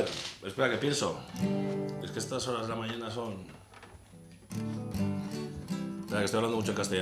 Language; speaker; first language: Spanish; native; Spanish